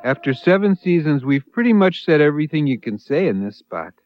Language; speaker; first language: English; native; English